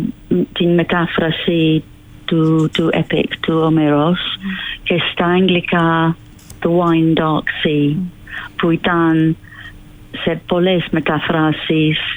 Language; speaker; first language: Greek; non-native, fluent; English